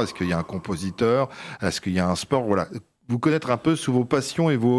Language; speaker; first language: French; native; French